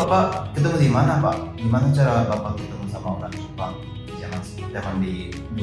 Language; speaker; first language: Indonesian; non-native, fluent; Japanese